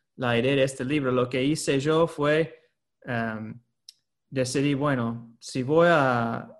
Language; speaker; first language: Spanish; non-native, fluent; English